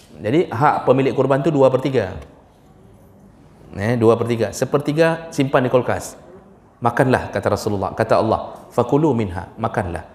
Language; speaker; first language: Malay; non-native, local second language; Achinese